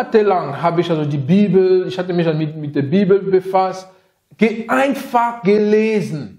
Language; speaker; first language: German; non-native, fluent; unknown